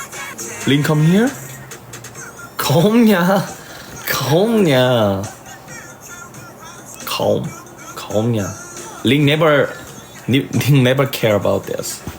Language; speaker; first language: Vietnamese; non-native, learner; Korean